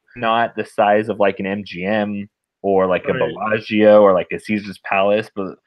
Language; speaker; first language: English; native; English